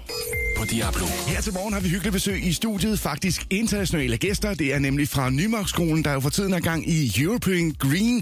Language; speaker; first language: Danish; native; Danish